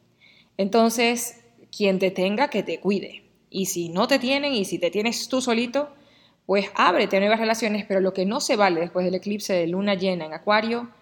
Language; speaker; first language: Spanish; native; Spanish